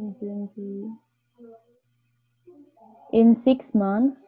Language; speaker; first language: English; non-native, learner; Indonesian